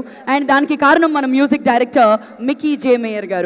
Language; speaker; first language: Telugu; native; Telugu